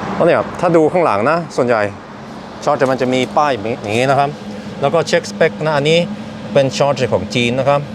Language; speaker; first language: Thai; non-native, fluent; Norwegian